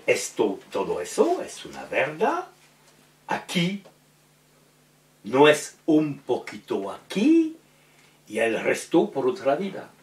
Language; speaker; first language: Spanish; non-native, learner; French